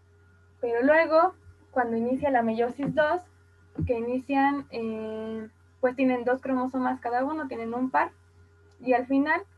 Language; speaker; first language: Spanish; native; Spanish